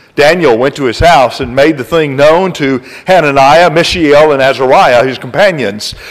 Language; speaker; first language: English; native; English